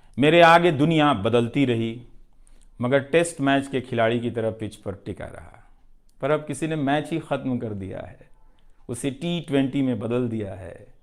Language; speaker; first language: Hindi; non-native, local second language; Bhojpuri